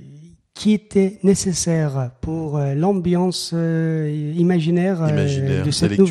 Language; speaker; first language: French; non-native, fluent; Persian